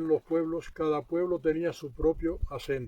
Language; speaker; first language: Spanish; native; Spanish